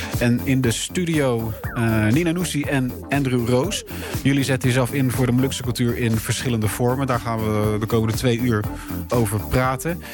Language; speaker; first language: Dutch; native; Dutch